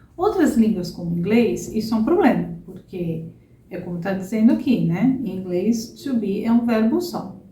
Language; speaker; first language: Portuguese; native; Portuguese